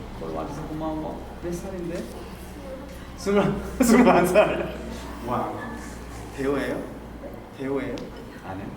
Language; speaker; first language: Korean; early bilingual, heritage; English